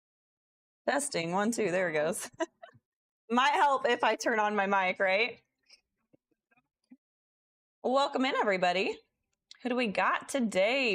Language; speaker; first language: English; native; English